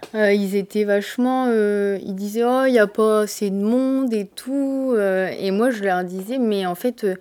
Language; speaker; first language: French; native; French